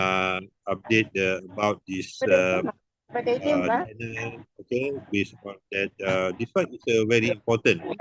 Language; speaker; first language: English; non-native, local second language; Malay